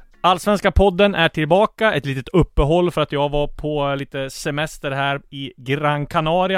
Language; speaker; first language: Swedish; native; Swedish